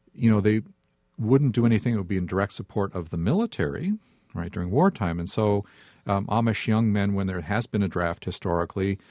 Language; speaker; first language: English; native; English